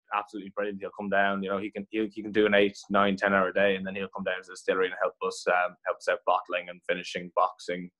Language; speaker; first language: English; native; English